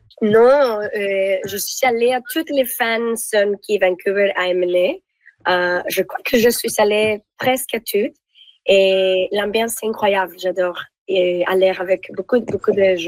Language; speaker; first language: French; non-native, learner; Spanish